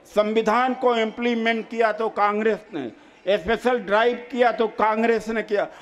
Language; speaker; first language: Hindi; native; Hindi